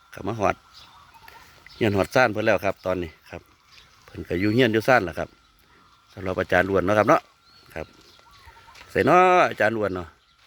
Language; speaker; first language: Thai; native; Thai